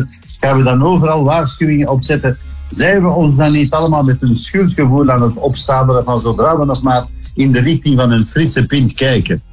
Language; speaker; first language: Dutch; native; Dutch